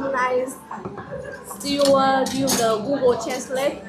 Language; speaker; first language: English; non-native, learner; Vietnamese